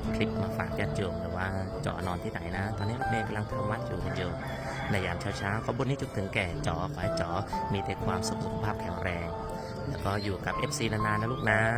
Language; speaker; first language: Thai; native; Thai